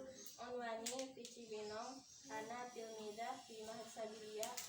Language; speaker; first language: Arabic; non-native, learner; Indonesian